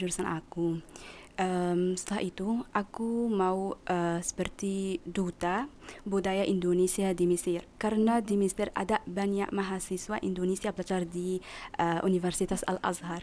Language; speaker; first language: Indonesian; non-native, learner; Arabic